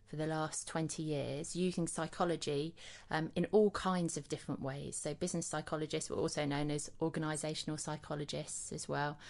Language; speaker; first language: English; native; English